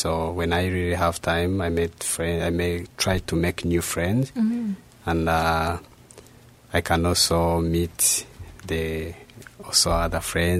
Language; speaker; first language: English; non-native, local second language; Kinyarwanda